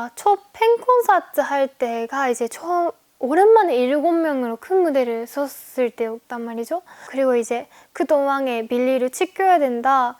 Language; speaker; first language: Korean; non-native, fluent; Japanese